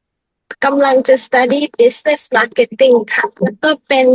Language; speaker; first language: Thai; early bilingual, heritage; Thai